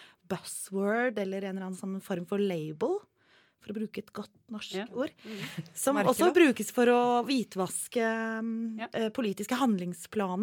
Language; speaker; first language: Norwegian; native; Norwegian